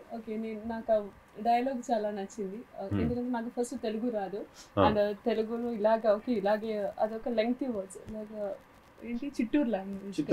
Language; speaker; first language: Telugu; non-native, learner; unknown